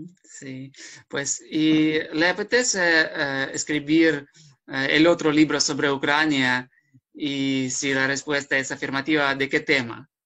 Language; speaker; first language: Spanish; non-native, fluent; Ukrainian